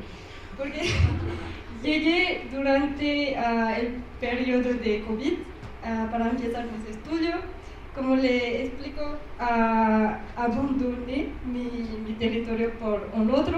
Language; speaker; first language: Spanish; non-native, learner; French